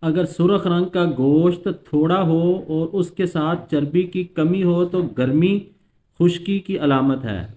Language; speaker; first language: Hindi; non-native, local second language; Punjabi